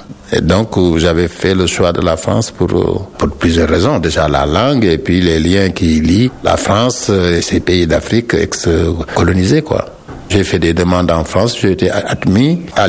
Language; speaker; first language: French; non-native, local second language; Wolof